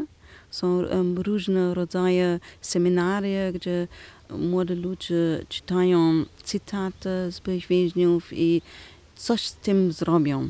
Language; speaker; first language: Polish; non-native, learner; German